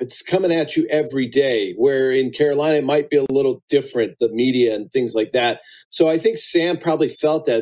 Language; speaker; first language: English; native; English